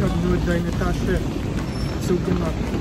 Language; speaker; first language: German; non-native, learner; Cebuano